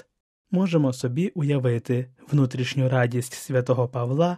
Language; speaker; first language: Ukrainian; native; Ukrainian